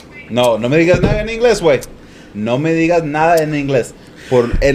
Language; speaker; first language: Spanish; early bilingual, other home language; English